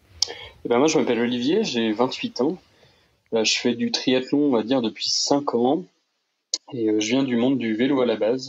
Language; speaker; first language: French; native; French